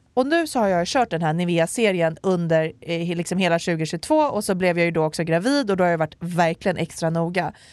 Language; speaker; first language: Swedish; native; Swedish